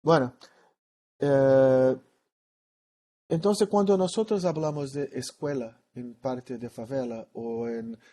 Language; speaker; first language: Spanish; non-native, learner; Portuguese